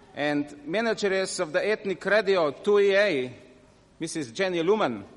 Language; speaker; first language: English; non-native, fluent; Slovenian